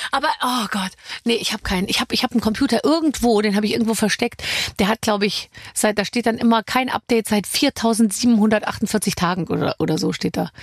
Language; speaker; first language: German; native; German